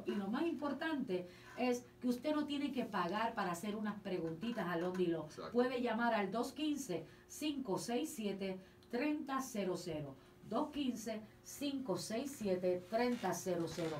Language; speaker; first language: Spanish; native; Spanish